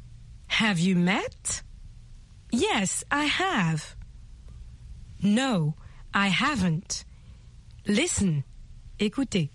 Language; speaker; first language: English; non-native, fluent; French